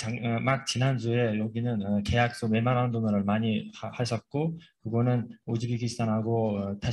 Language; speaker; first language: Korean; non-native, fluent; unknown